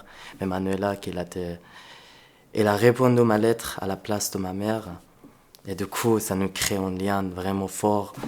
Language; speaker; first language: French; non-native, fluent; Persian